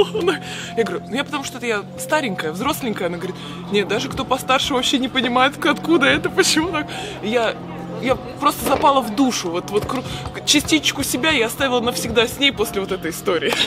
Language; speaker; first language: Russian; native; Russian